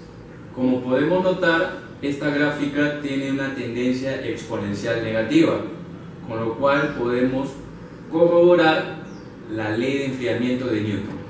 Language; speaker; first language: Spanish; native; Spanish